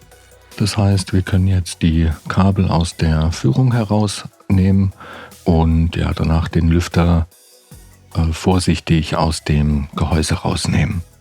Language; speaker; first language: German; native; German